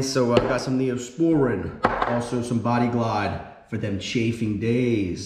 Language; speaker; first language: English; native; English